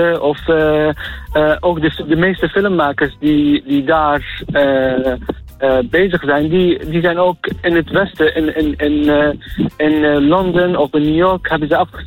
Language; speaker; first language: Dutch; non-native, fluent; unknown